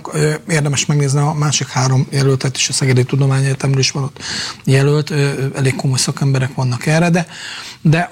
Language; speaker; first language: Hungarian; native; Hungarian